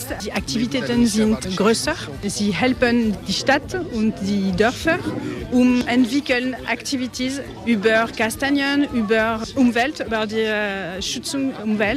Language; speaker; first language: German; non-native, learner; French